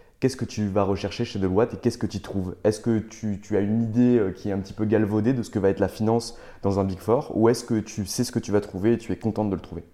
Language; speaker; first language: French; native; French